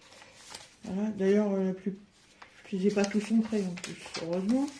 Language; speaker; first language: French; native; French